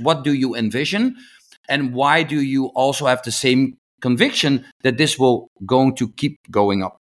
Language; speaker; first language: English; non-native, fluent; Dutch